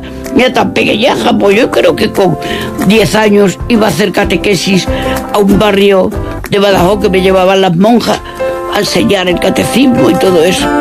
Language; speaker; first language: Spanish; native; Spanish